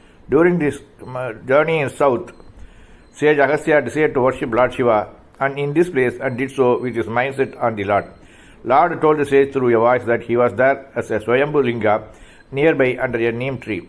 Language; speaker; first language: English; non-native, local second language; Tamil